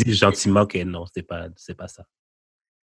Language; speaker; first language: French; native; French